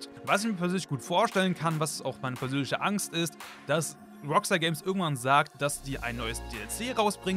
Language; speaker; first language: German; native; German